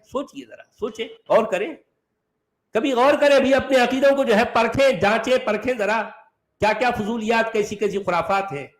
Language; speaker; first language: Urdu; native; Urdu